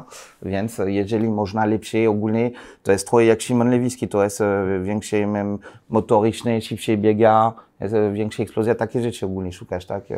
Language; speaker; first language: Polish; non-native, learner; French